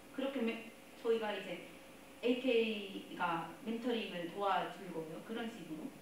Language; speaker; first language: Korean; non-native, fluent; Spanish